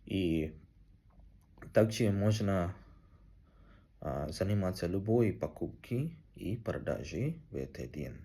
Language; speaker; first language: Russian; non-native, learner; Tamil